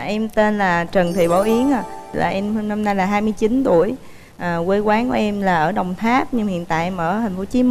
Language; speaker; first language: Vietnamese; native; Vietnamese